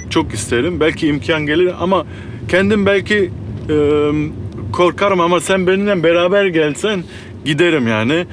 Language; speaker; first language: Turkish; early bilingual, heritage; Turkish